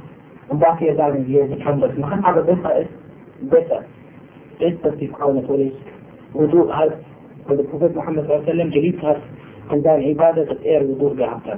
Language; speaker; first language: German; non-native, fluent; Arabic